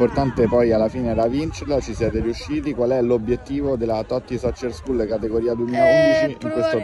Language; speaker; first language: Italian; native; Italian